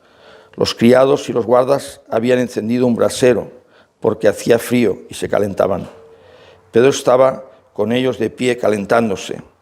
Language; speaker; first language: Spanish; native; Spanish